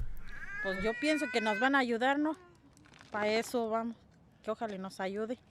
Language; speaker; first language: Spanish; native; Spanish